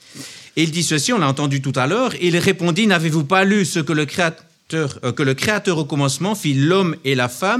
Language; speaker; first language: French; native; French